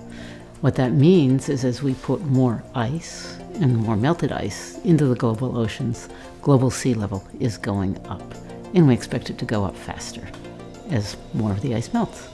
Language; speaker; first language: English; native; English